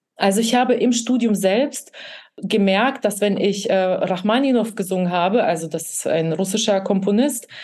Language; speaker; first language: German; early bilingual, other home language; Russian